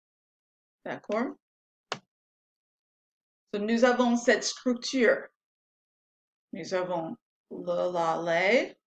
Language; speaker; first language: French; non-native, fluent; English